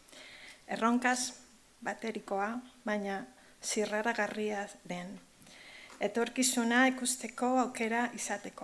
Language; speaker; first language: Basque; non-native, learner; Spanish